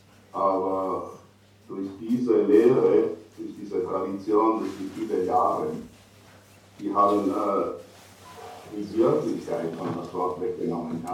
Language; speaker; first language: German; non-native, fluent; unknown